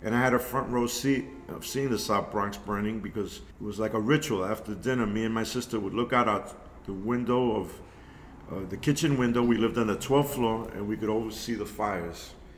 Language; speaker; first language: English; early bilingual, other home language; Spanish